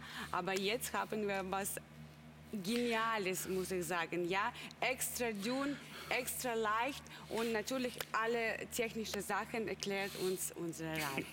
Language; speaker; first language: German; non-native, learner; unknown